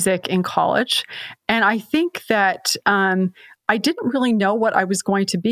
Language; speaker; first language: English; native; English